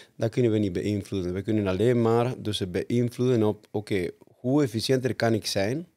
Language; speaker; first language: Dutch; non-native, fluent; Spanish